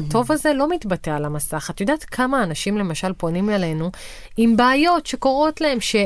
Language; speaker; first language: Hebrew; native; Hebrew